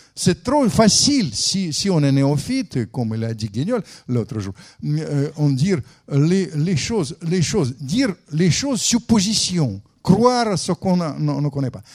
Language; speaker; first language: French; non-native, fluent; Russian